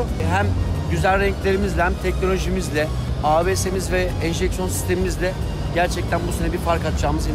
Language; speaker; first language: Turkish; native; Turkish